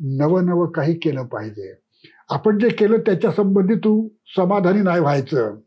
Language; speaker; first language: Marathi; native; Marathi